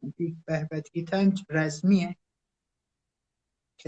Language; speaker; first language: Persian; native; Persian